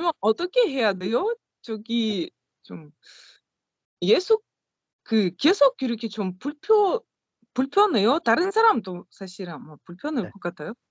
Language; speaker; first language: Korean; non-native, learner; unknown